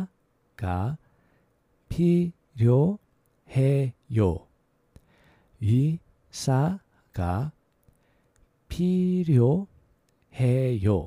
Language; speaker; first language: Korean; non-native, learner; English